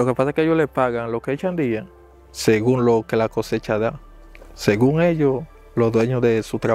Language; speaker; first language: Spanish; native; Spanish